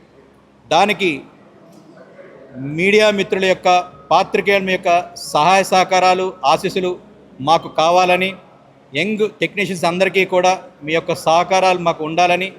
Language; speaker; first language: Telugu; native; Telugu